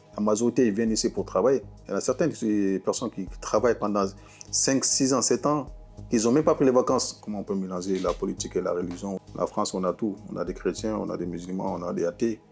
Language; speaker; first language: French; non-native, fluent; Soninke